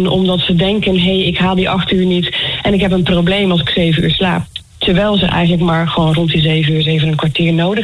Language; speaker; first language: Dutch; native; Dutch